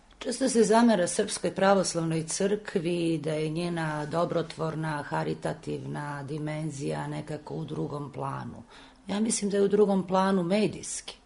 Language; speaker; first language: Serbian; native; Serbian